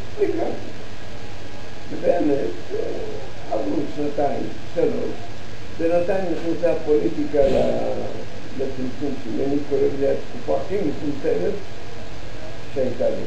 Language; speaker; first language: Hebrew; early bilingual, other home language; Arabic